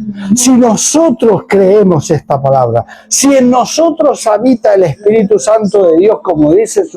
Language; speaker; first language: Spanish; native; Spanish